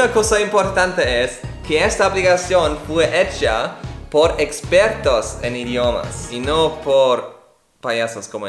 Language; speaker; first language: Spanish; non-native, learner; German